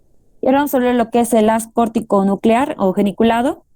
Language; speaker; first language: Spanish; native; Spanish